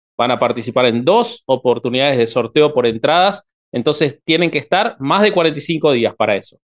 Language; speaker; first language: Spanish; native; Spanish